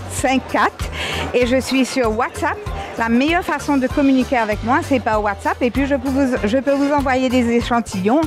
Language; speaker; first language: French; non-native, local second language; Morisyen